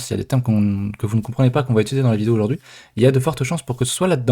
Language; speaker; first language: French; native; French